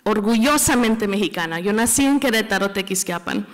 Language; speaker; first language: Spanish; early bilingual, heritage; Spanish